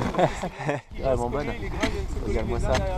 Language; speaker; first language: French; native; French